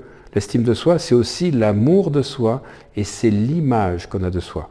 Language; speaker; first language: French; native; French